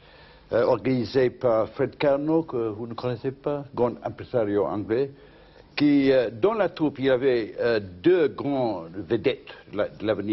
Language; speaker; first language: French; non-native, fluent; English